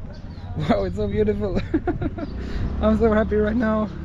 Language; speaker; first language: English; non-native, fluent; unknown